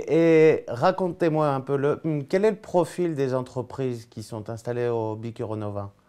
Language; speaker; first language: French; native; French